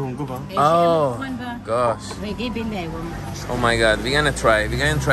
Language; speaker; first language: English; non-native, fluent; Persian